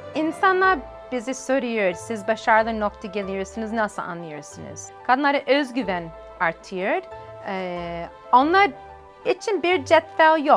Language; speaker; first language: Turkish; non-native, learner; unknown